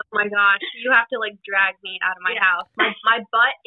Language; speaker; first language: English; native; English